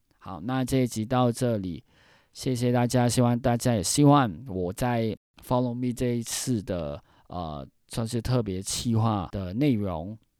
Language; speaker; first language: Chinese; non-native, fluent; Cantonese